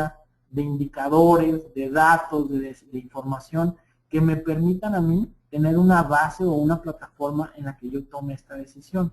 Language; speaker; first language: Spanish; native; Spanish